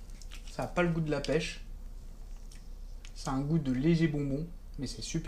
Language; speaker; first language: French; native; French